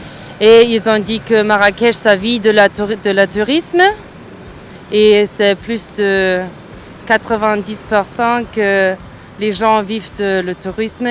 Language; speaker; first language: French; non-native, learner; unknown